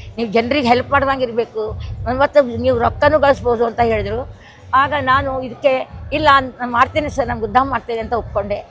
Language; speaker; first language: Kannada; native; Kannada